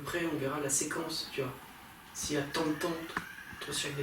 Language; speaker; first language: French; native; French